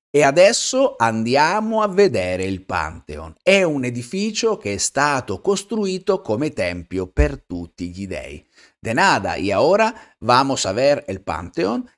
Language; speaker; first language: Spanish; non-native, fluent; Italian